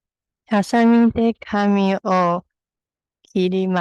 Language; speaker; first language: Japanese; non-native, learner; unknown